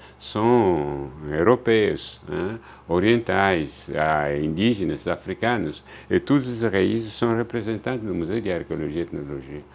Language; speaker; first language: Portuguese; non-native, fluent; Luba-Lulua